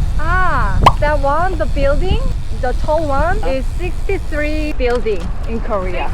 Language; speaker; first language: English; non-native, fluent; Korean